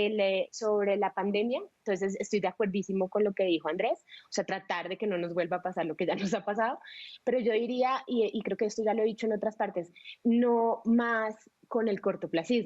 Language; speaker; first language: Spanish; native; Spanish